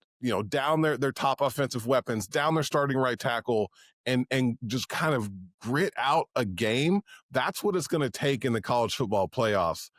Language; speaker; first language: English; native; English